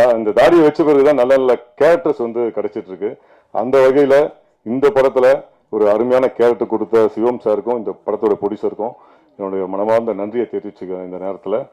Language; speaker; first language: Tamil; native; Tamil